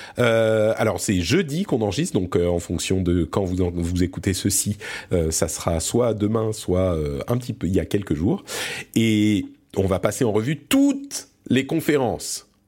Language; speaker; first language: French; early bilingual, other home language; Arabic